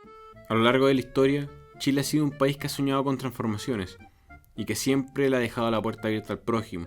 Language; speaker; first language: Spanish; native; Spanish